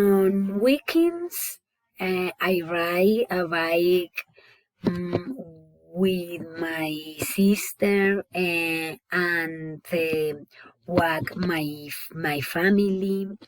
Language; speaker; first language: English; non-native, learner; Spanish